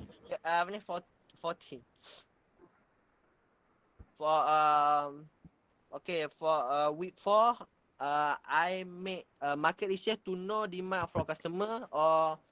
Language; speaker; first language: English; non-native, local second language; Malay